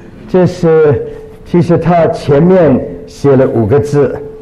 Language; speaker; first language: Chinese; early bilingual, other home language; English